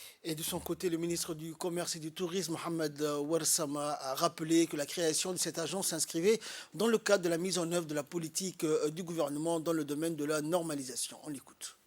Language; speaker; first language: French; native; French